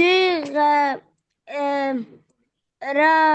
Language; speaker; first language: French; non-native, learner; Arabic